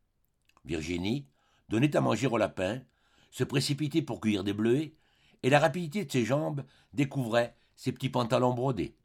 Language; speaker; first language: French; native; French